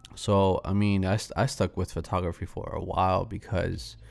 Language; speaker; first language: English; early bilingual, other home language; Spanish